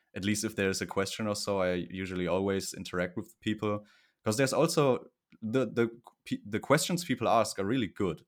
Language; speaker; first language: English; non-native, fluent; German